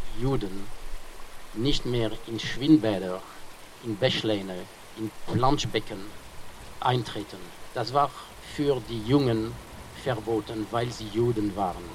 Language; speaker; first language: German; non-native, fluent; French